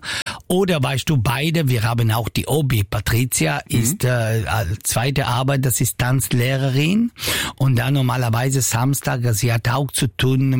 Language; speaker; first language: German; non-native, learner; Italian